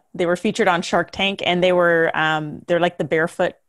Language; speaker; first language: English; early bilingual, other home language; Hindi